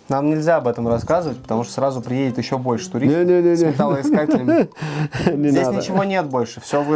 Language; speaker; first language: Russian; native; Russian